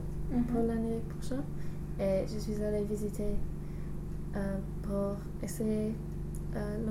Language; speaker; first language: French; non-native, learner; English